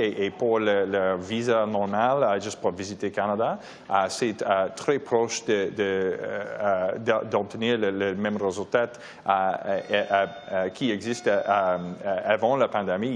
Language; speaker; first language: French; non-native, learner; English